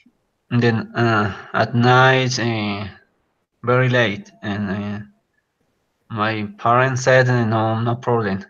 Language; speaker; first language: English; non-native, learner; Spanish